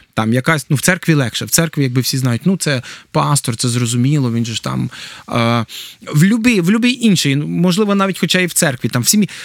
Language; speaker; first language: Ukrainian; native; Ukrainian